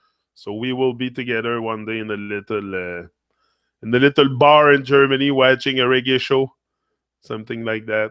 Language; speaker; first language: English; non-native, fluent; French